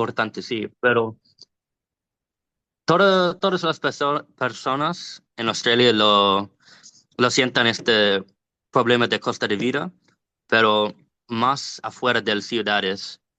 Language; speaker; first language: Spanish; non-native, learner; English